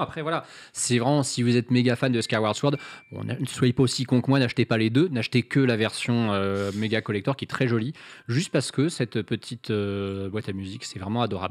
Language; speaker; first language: French; native; French